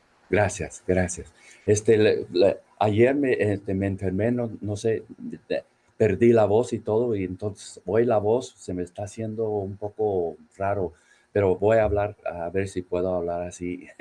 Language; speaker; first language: Spanish; non-native, fluent; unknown